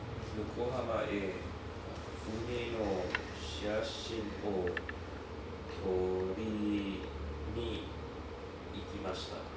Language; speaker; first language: Japanese; non-native, learner; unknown